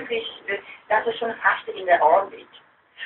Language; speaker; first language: German; non-native, fluent; Polish